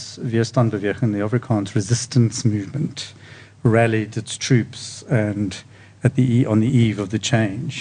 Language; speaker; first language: English; native; English